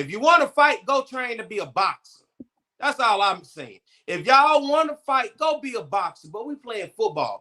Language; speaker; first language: English; native; English